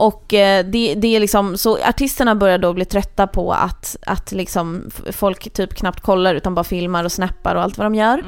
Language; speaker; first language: Swedish; native; Swedish